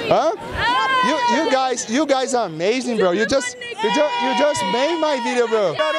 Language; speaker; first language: English; non-native, fluent; Portuguese